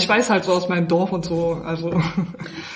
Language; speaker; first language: German; native; German